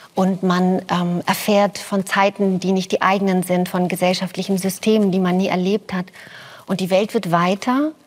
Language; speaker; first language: German; early bilingual, other home language; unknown